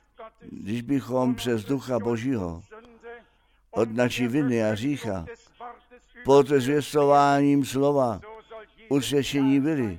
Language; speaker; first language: Czech; non-native, fluent; German